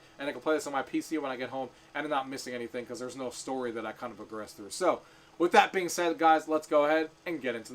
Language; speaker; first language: English; native; English